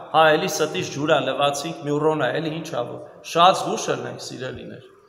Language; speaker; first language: Armenian; native; Armenian